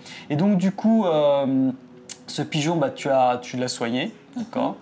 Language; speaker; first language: French; native; French